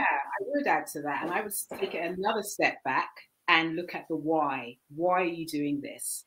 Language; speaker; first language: English; native; English